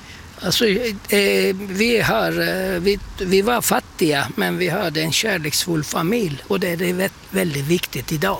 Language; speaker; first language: Swedish; non-native, fluent; Turkish